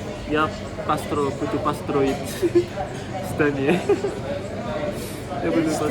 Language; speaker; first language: Russian; non-native, learner; Indonesian